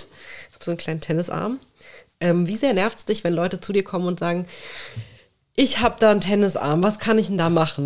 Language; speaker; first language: German; native; German